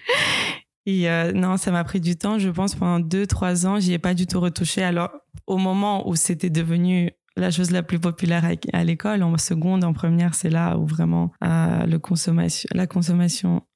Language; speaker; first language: French; non-native, fluent; Russian